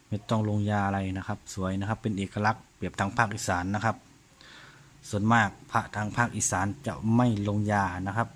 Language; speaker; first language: Thai; non-native, local second language; Northeastern Thai